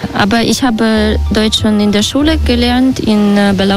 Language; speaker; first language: German; non-native, learner; Russian